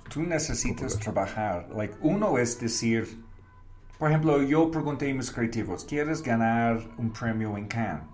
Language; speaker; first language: Spanish; non-native, fluent; English